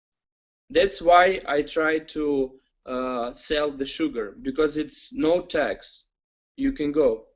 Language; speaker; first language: English; non-native, learner; Ukrainian